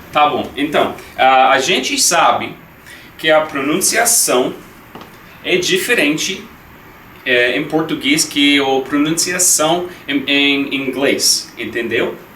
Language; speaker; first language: Portuguese; non-native, learner; English